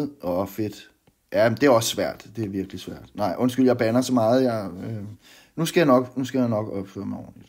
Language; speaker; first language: Danish; native; Danish